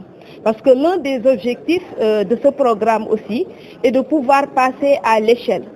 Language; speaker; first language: French; native; French